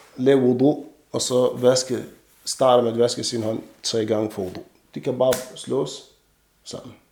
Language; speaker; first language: Danish; non-native, fluent; Arabic